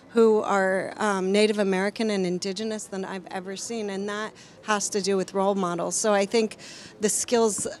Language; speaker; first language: English; native; English